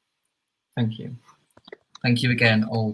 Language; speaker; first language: English; native; English